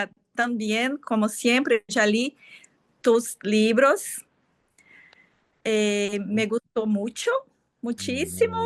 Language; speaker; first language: Spanish; non-native, fluent; Portuguese